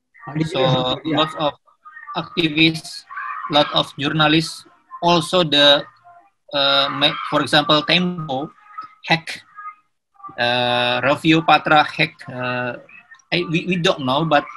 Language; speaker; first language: English; non-native, learner; Indonesian